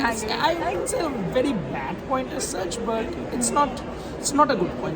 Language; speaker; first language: English; non-native, local second language; Bangla